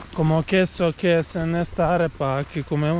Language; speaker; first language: Spanish; non-native, learner; Croatian